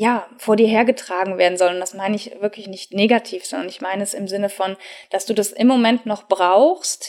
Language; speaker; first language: German; native; German